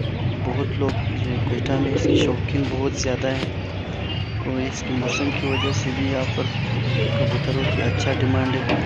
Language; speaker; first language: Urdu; non-native, local second language; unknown